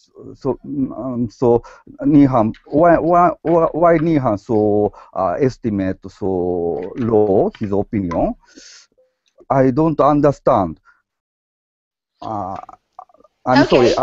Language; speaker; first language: English; non-native, learner; Japanese